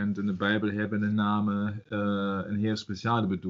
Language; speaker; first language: Dutch; non-native, learner; German